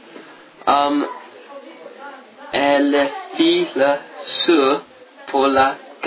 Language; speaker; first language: French; non-native, learner; English